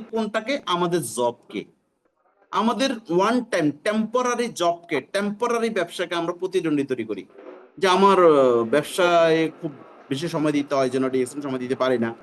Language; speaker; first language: Bangla; native; Bangla